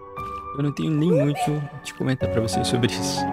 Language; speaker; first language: Portuguese; native; Portuguese